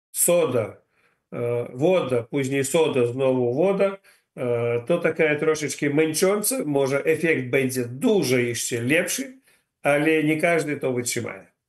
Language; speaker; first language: Polish; non-native, learner; Ukrainian